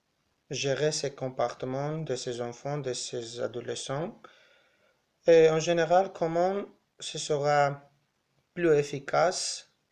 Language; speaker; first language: French; non-native, learner; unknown